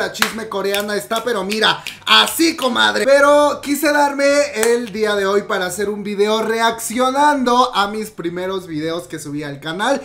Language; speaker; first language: Spanish; native; Spanish